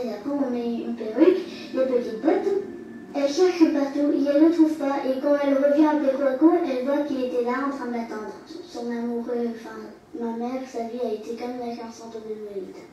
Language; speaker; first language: French; early bilingual, other home language; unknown